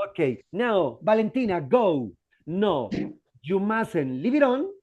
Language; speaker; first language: English; non-native, fluent; Spanish